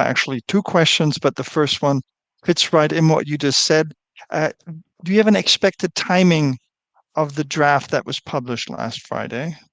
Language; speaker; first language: English; non-native, fluent; German